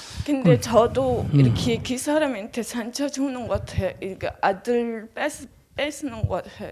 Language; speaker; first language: Korean; non-native, learner; Mongolian